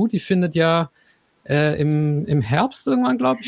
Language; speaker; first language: German; native; German